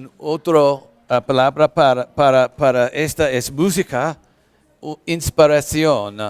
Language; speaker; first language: Spanish; non-native, learner; English